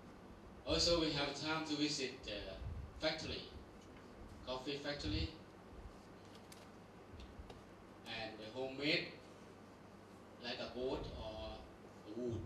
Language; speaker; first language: English; non-native, learner; Thai